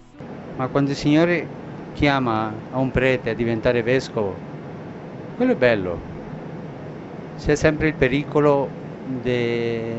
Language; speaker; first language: Italian; non-native, fluent; Spanish